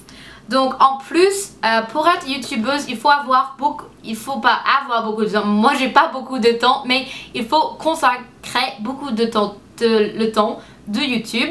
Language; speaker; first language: French; non-native, fluent; English